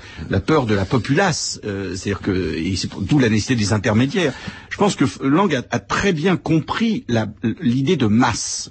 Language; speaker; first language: French; native; French